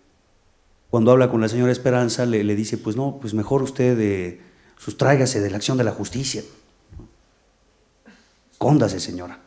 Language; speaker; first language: Spanish; native; Spanish